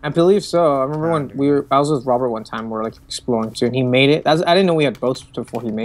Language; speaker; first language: English; native; English